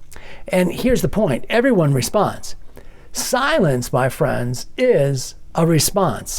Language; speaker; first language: English; native; English